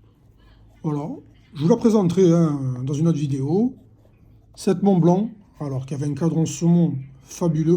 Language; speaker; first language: French; native; French